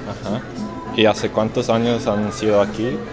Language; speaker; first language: Spanish; non-native, learner; English